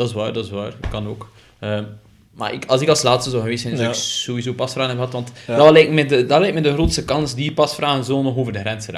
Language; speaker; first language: Dutch; native; Dutch